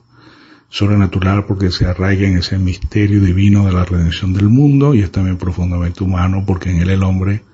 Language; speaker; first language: Spanish; native; Spanish